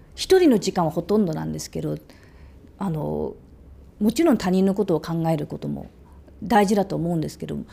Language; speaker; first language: Japanese; early bilingual, other home language; English